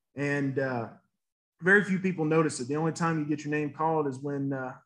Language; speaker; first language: English; native; English